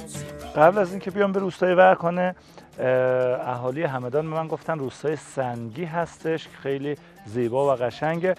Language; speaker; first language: Persian; native; Persian